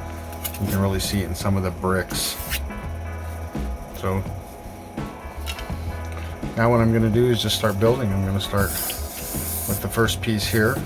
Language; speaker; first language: English; native; English